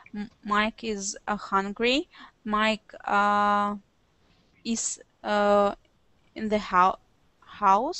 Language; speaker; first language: English; non-native, learner; Russian